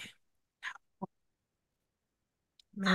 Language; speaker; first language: Chinese; native; Chinese